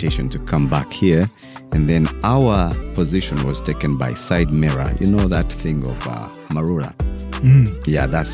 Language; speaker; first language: English; non-native, local second language; Nyankole